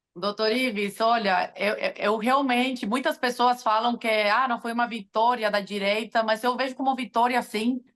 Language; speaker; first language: Portuguese; non-native, fluent; Spanish